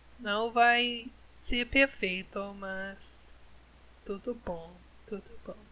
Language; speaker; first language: Portuguese; non-native, learner; English